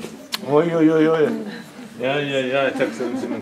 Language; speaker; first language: Swedish; non-native, fluent; Arabic